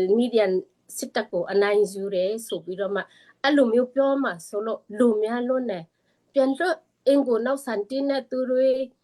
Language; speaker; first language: Burmese; non-native, local second language; Tedim Chin